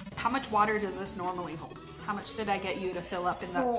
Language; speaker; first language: English; native; English